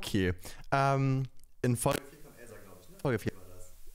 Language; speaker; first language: German; native; German